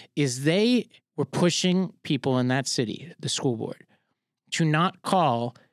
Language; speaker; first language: English; native; English